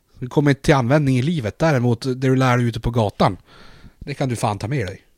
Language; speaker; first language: Swedish; native; Swedish